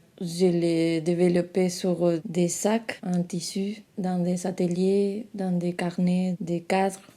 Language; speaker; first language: French; non-native, fluent; Spanish